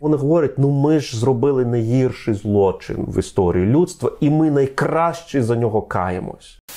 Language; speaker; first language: Ukrainian; non-native, fluent; Russian